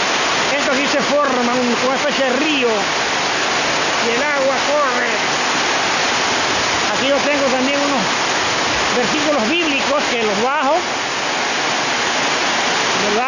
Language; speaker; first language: Spanish; native; Spanish